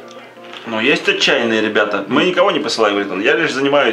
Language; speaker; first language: Russian; native; Russian